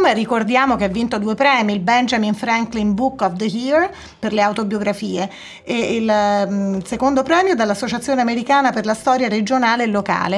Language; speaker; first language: Italian; native; Italian